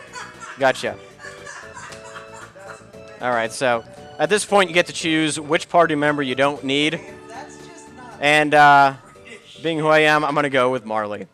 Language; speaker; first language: English; native; English